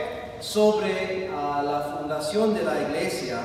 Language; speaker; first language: Spanish; non-native, fluent; English